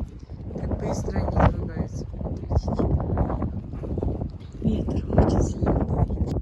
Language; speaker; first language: Russian; non-native, learner; Mongolian